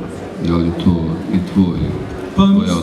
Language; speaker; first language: Bosnian; native; Bosnian